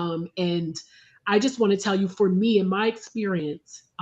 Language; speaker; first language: English; native; English